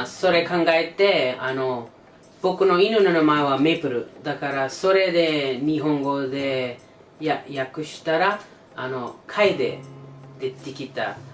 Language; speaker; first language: Japanese; non-native, learner; English